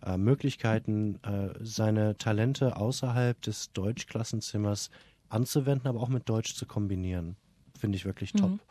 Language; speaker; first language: German; native; German